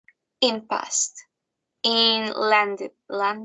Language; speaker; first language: English; non-native, learner; Spanish